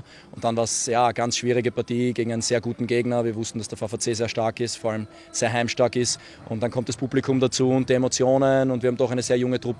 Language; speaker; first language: German; native; German